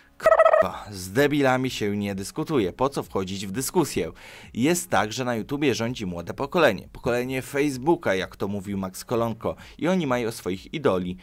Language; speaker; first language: Polish; early bilingual, other home language; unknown